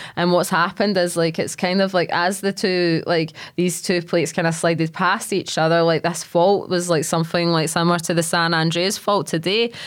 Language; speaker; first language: English; native; English